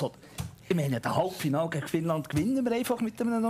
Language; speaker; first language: German; native; German